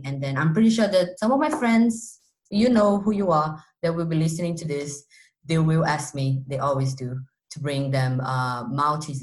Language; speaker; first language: English; non-native, fluent; Portuguese